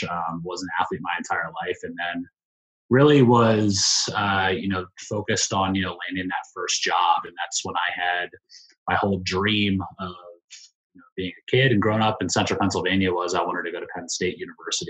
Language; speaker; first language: English; native; English